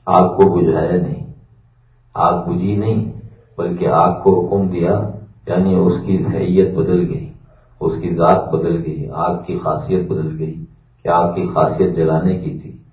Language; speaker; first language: Urdu; native; Urdu